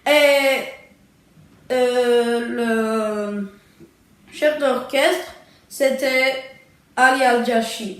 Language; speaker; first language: French; early bilingual, other home language; Czech